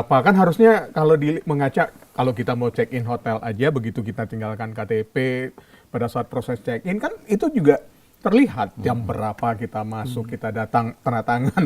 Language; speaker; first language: Indonesian; native; Indonesian